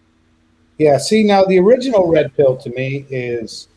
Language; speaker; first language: English; native; English